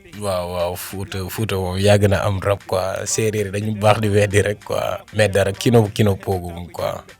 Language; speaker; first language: Wolof; non-native, local second language; Fula